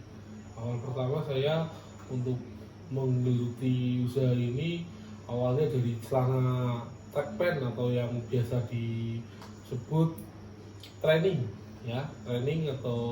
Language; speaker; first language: Indonesian; native; Indonesian